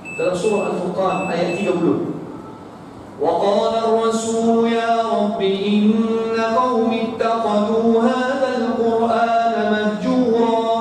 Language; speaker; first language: Malay; non-native, fluent; Arabic